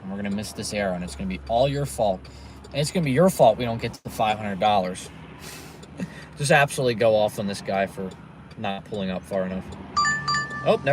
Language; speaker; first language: English; native; English